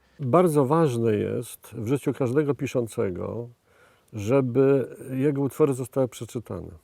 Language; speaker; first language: Polish; native; Polish